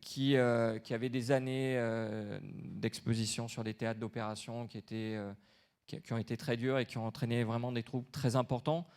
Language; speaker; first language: French; native; French